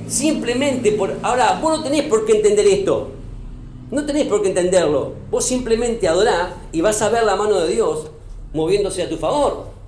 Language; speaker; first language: Spanish; native; Spanish